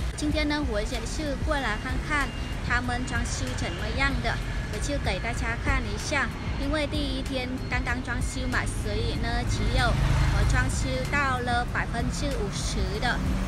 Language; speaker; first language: Chinese; non-native, fluent; Vietnamese